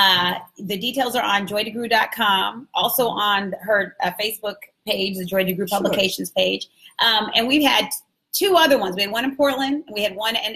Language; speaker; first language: English; native; English